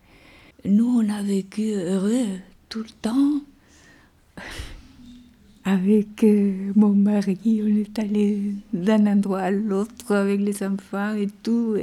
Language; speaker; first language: French; non-native, fluent; Spanish